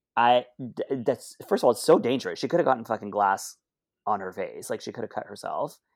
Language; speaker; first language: English; native; English